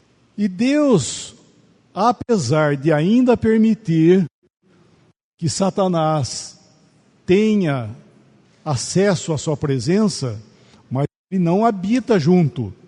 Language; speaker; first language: Portuguese; native; Portuguese